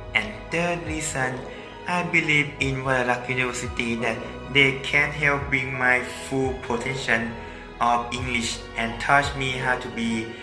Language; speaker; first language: English; non-native, learner; Thai